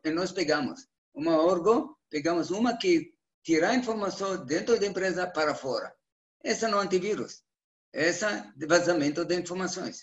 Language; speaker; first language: Portuguese; non-native, learner; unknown